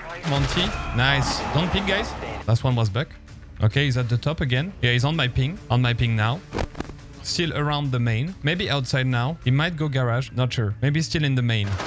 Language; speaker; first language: English; non-native, fluent; French